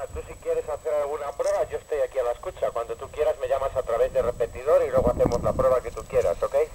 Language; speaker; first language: Spanish; native; Spanish